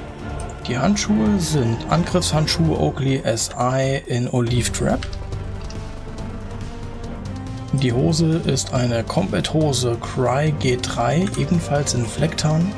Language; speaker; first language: German; native; German